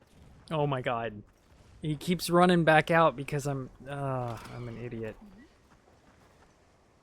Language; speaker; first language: English; native; English